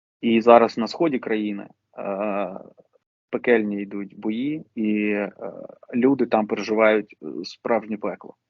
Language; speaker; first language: Ukrainian; non-native, local second language; Russian